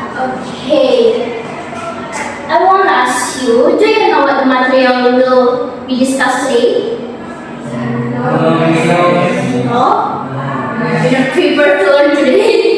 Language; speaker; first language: English; non-native, learner; Indonesian